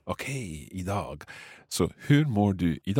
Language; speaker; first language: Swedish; non-native, learner; English